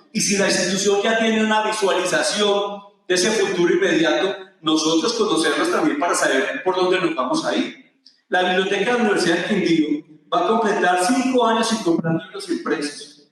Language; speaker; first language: Spanish; native; Spanish